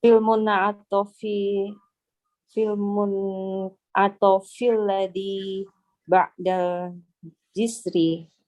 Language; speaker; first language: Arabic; non-native, learner; Indonesian